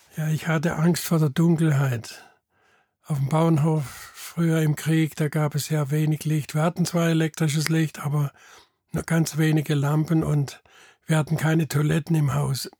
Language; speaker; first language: German; native; German